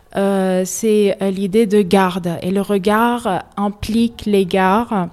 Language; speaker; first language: French; non-native, fluent; Arabic